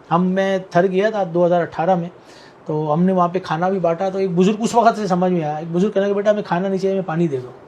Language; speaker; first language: Urdu; native; Urdu